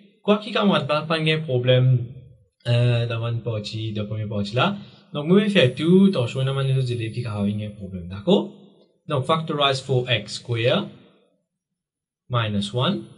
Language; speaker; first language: French; non-native, local second language; Morisyen